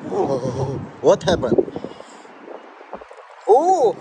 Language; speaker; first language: English; non-native, learner; Urdu